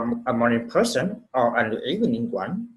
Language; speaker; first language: English; non-native, fluent; Vietnamese